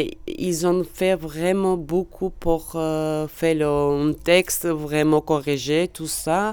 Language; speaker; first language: French; non-native, learner; Georgian